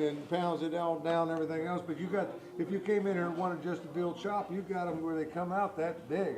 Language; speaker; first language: English; native; English